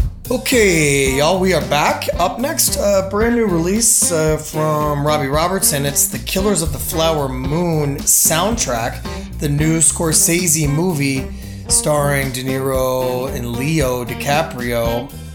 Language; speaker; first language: English; native; English